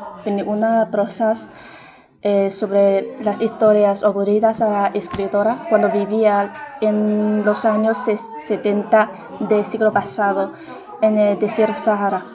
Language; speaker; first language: Spanish; non-native, fluent; Chinese